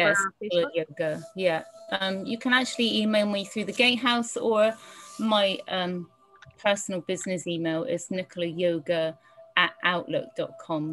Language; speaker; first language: English; native; English